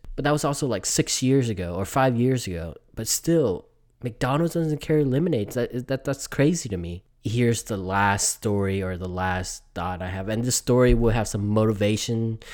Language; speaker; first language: English; early bilingual, other home language; Vietnamese